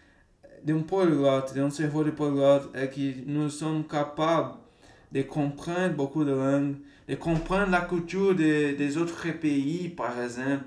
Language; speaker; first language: French; non-native, learner; Portuguese